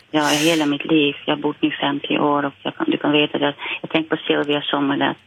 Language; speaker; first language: Swedish; non-native, fluent; Dutch